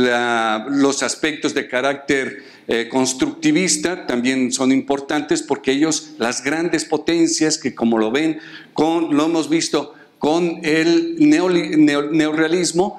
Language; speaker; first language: Spanish; native; Spanish